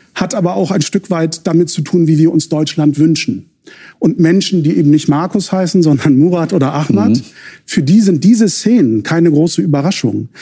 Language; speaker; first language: German; early bilingual, other home language; Turkish